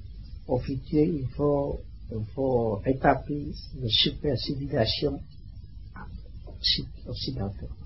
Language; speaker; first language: French; non-native, learner; Vietnamese